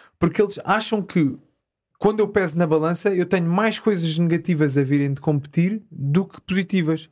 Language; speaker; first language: Portuguese; native; Portuguese